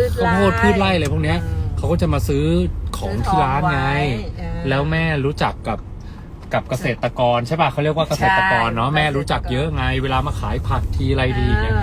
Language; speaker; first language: Thai; native; Thai